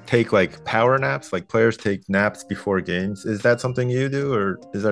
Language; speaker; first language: English; non-native, fluent; Japanese